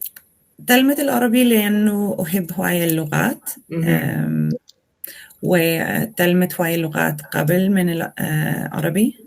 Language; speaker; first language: Arabic; non-native, learner; Swedish